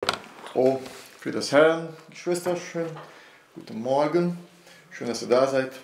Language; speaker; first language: German; non-native, fluent; Portuguese